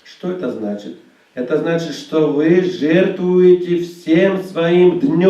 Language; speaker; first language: Russian; native; Russian